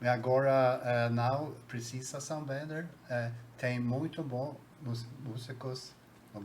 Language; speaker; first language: Portuguese; non-native, learner; Swedish